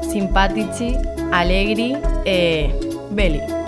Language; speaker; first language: Italian; non-native, learner; Spanish